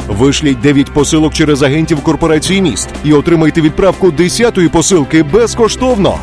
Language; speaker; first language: Ukrainian; native; Ukrainian